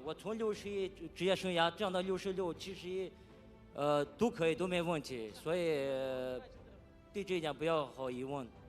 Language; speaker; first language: Chinese; non-native, local second language; Kyrgyz